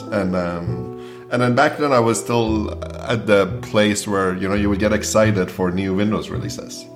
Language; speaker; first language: English; native; English